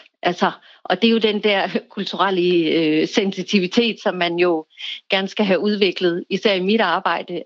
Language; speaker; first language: Danish; native; Danish